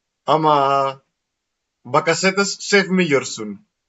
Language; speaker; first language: Turkish; non-native, learner; Greek